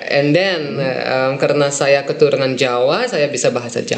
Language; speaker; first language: Indonesian; non-native, fluent; Dutch